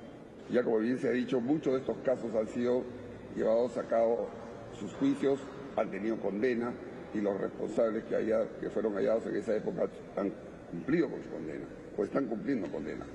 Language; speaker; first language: Spanish; native; Spanish